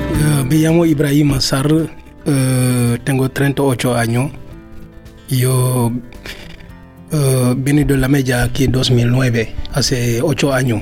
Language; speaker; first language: Spanish; non-native, learner; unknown